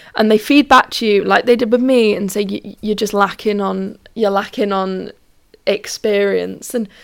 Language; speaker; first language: English; native; English